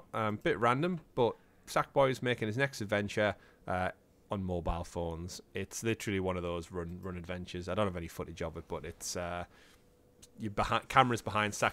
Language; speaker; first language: English; native; English